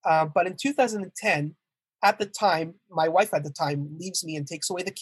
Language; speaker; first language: English; native; English